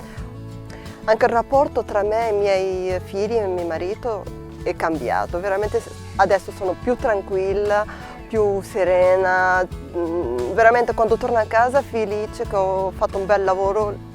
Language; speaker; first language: Italian; non-native, learner; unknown